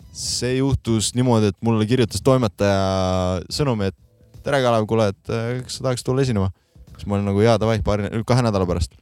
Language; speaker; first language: Estonian; native; Estonian